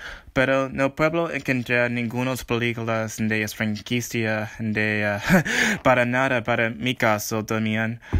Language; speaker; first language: Spanish; non-native, learner; English